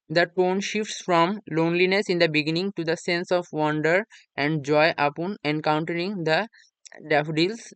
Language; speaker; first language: English; non-native, local second language; Bangla